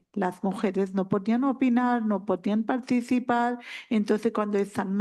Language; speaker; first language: Spanish; non-native, learner; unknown